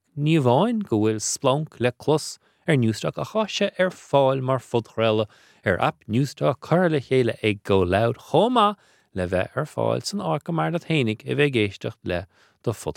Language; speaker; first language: Irish; native; Irish